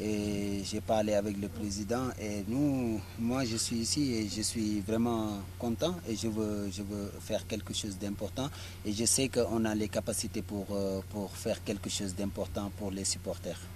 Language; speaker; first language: French; non-native, fluent; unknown